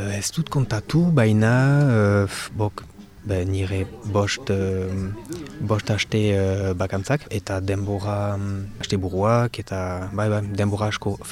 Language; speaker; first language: Basque; non-native, local second language; French